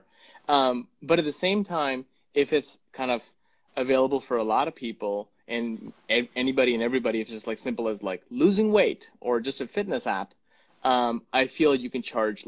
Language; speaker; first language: English; non-native, local second language; Punjabi